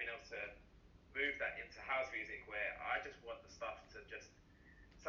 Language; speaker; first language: English; native; English